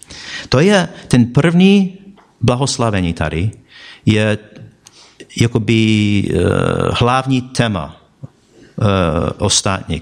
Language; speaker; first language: Czech; non-native, fluent; English